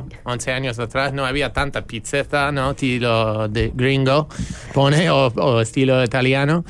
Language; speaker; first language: Spanish; non-native, fluent; English